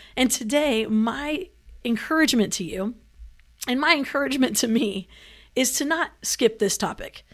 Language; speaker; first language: English; native; English